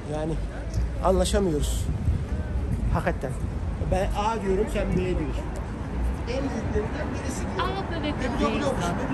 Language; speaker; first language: Turkish; native; Turkish